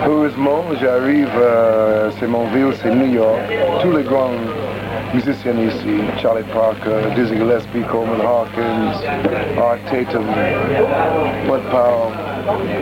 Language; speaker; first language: French; non-native, learner; English